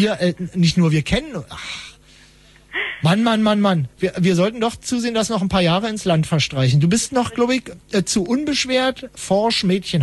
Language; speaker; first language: German; native; German